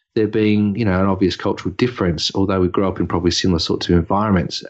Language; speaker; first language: English; native; English